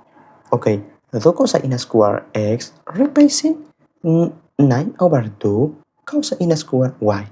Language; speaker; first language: English; non-native, fluent; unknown